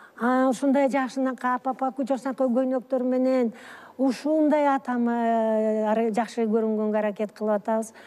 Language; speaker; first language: Kyrgyz; early bilingual, other home language; Russian